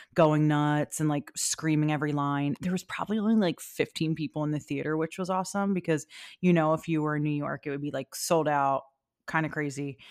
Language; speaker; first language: English; native; English